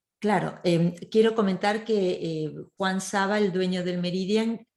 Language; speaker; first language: Spanish; native; Spanish